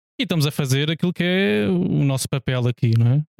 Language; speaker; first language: Portuguese; native; Portuguese